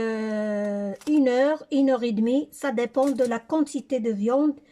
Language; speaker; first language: French; non-native, local second language; Arabic